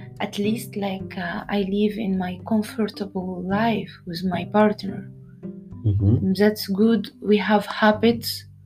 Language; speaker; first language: English; non-native, learner; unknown